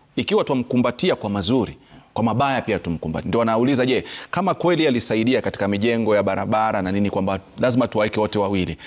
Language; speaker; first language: Swahili; native; Swahili